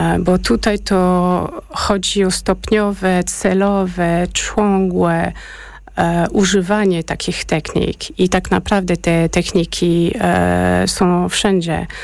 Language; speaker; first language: Polish; early bilingual, heritage; Polish